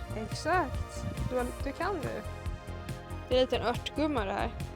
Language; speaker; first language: Swedish; native; Swedish